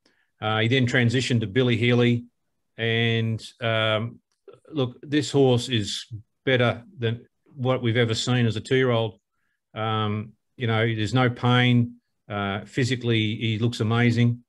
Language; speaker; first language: English; native; English